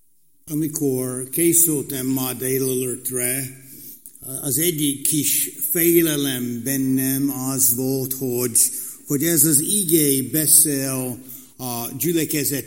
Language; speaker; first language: Hungarian; non-native, fluent; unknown